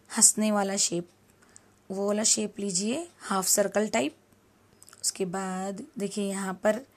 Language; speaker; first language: Hindi; native; Hindi